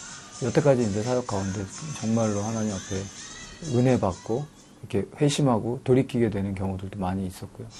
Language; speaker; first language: Korean; native; Korean